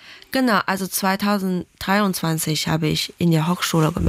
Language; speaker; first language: German; non-native, fluent; Chinese